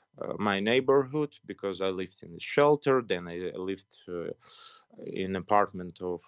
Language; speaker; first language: English; non-native, fluent; Ukrainian